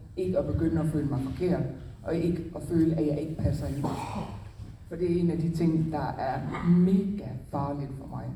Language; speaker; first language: Danish; native; Danish